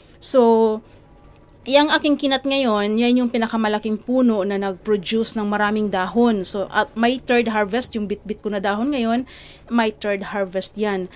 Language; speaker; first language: Filipino; native; Filipino